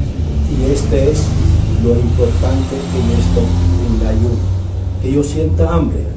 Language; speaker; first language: Spanish; non-native, fluent; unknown